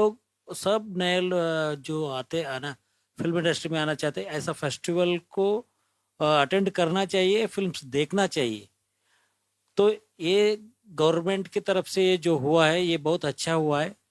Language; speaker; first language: Hindi; non-native, local second language; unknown